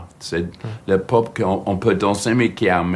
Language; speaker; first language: French; non-native, learner; English